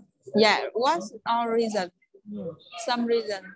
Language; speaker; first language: English; non-native, learner; Vietnamese